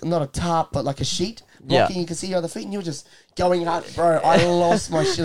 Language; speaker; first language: English; native; English